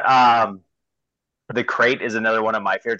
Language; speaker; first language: English; native; English